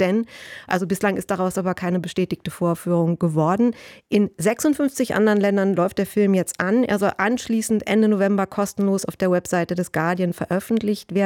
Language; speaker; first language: German; native; German